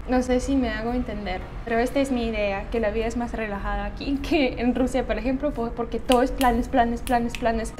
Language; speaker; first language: Spanish; non-native, fluent; Russian